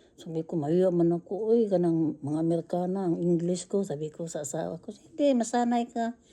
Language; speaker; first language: Filipino; non-native, local second language; Cebuano